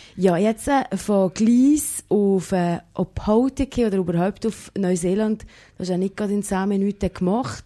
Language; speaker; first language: German; native; German